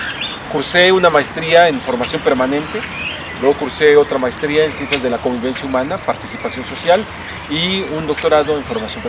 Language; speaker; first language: Spanish; native; Spanish